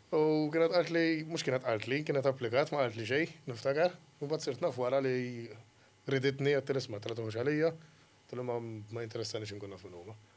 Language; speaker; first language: Maltese; early bilingual, other home language; English